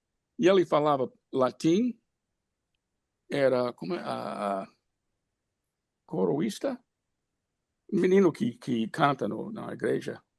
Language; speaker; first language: Portuguese; non-native, fluent; English